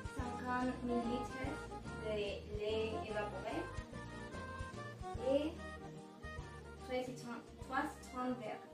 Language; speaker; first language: French; non-native, learner; Spanish